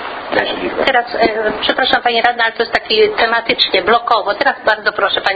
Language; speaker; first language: Polish; native; Polish